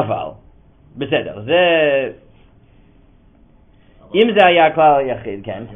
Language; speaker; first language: Hebrew; non-native, fluent; English